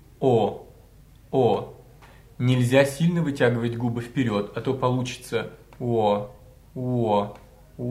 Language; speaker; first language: Russian; native; Russian